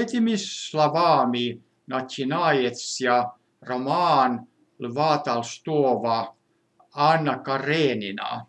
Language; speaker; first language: Russian; non-native, fluent; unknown